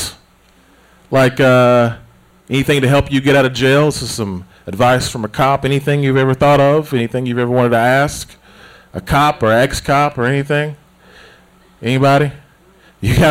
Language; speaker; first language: English; native; English